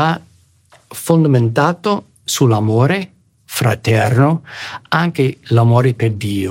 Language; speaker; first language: Italian; non-native, fluent; English